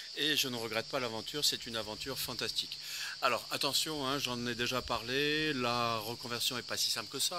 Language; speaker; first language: French; native; French